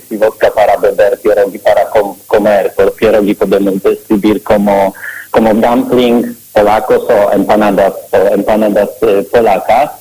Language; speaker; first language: Spanish; non-native, learner; Polish